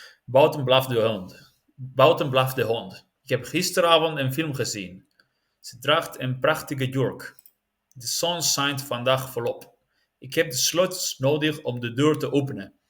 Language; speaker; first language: Dutch; non-native, learner; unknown